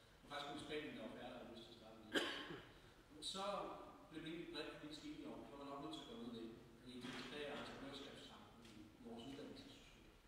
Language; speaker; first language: Danish; native; Danish